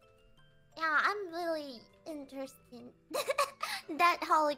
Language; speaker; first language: English; non-native, learner; Japanese